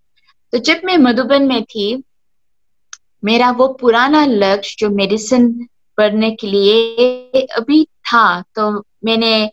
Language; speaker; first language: Hindi; early bilingual, heritage; Hindi